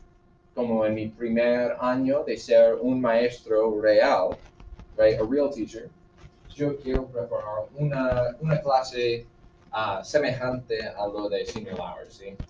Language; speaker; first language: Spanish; non-native, fluent; English